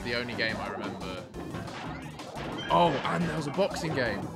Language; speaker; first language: English; native; English